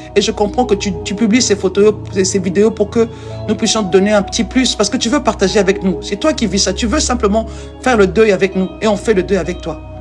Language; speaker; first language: French; non-native, local second language; Lingala